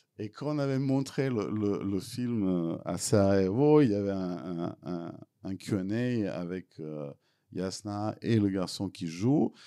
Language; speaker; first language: French; non-native, fluent; Serbian